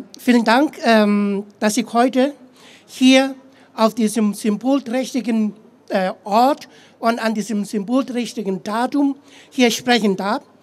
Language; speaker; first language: German; non-native, fluent; Tibetan